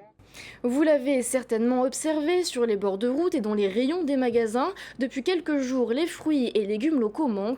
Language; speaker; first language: French; native; French